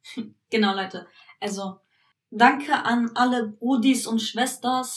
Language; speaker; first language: German; early bilingual, other home language; Turkish